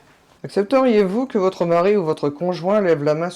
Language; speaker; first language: French; native; French